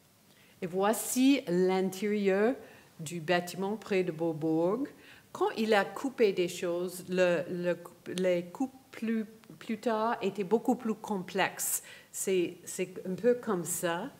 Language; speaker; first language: French; non-native, fluent; English